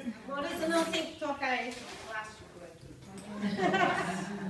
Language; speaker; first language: Portuguese; non-native, learner; English